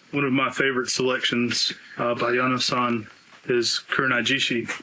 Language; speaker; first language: English; native; English